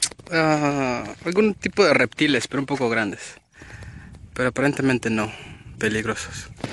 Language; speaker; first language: Spanish; native; Spanish